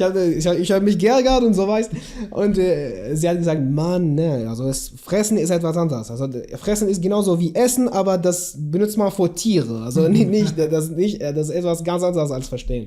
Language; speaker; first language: German; non-native, learner; Kurdish